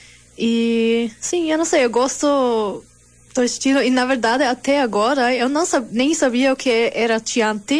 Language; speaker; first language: Portuguese; non-native, learner; German